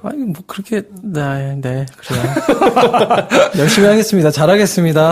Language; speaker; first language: Korean; native; Korean